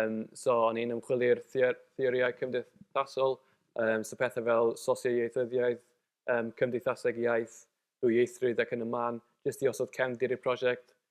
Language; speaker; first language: Welsh; native; Welsh